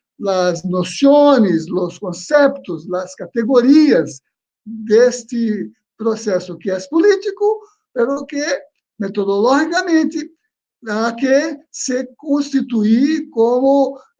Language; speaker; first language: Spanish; non-native, learner; Portuguese